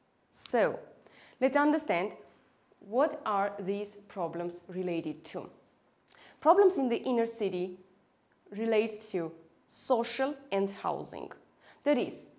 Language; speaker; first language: English; non-native, fluent; Armenian